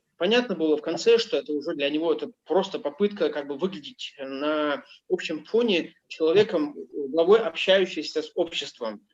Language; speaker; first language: Russian; non-native, local second language; Ingush